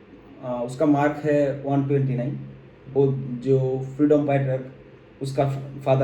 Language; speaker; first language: Hindi; non-native, fluent; Bangla